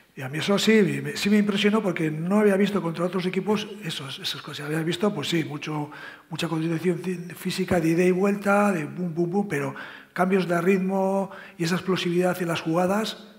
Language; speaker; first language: Spanish; native; Spanish